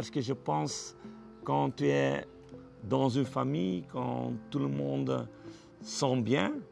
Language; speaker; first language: French; non-native, fluent; Dutch